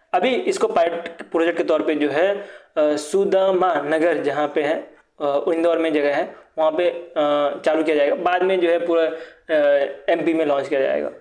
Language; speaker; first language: Hindi; non-native, local second language; Assamese